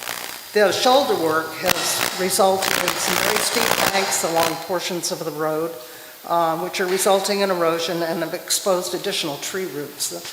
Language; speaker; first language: English; native; English